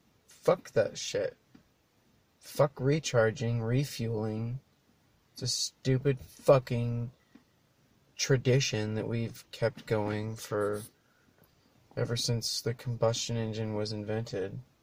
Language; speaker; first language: English; native; English